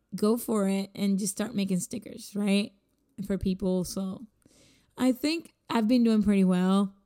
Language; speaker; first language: English; non-native, fluent; Spanish